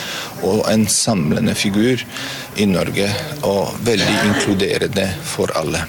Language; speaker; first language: Norwegian; non-native, fluent; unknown